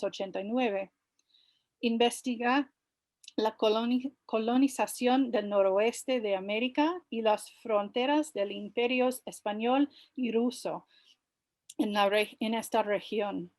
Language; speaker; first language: Spanish; non-native, fluent; English